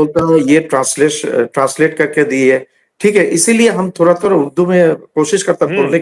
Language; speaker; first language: Hindi; non-native, learner; Bangla